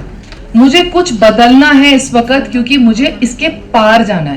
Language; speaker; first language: Hindi; native; Hindi